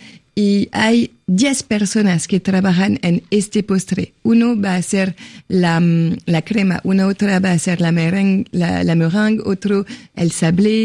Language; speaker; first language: Spanish; non-native, fluent; French